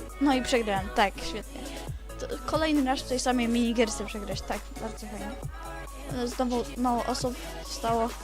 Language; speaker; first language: Polish; native; Polish